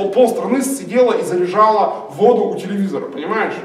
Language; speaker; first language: Russian; non-native, fluent; English